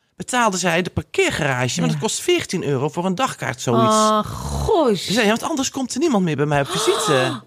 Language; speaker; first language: Dutch; native; Dutch